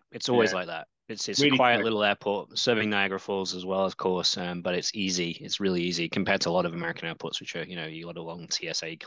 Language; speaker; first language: English; native; English